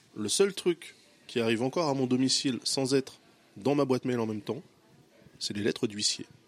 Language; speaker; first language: French; native; French